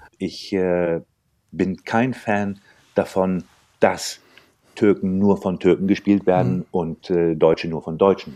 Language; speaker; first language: German; early bilingual, other home language; Turkish